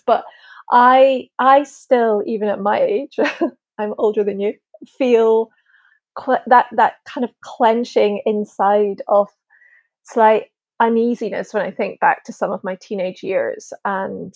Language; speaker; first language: English; native; English